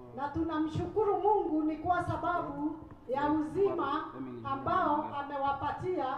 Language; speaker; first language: Swahili; non-native, local second language; Kikuyu